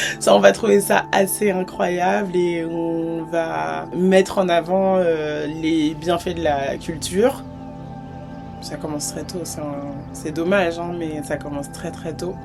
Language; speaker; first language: French; native; French